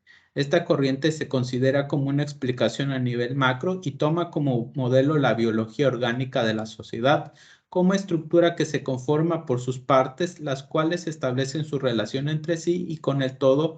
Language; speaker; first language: Spanish; native; Spanish